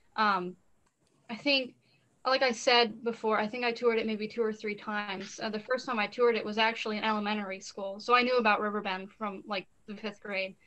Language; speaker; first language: English; native; English